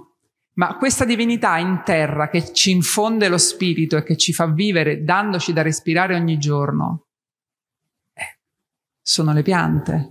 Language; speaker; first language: Italian; native; Italian